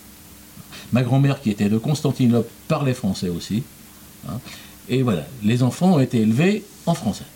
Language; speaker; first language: French; native; French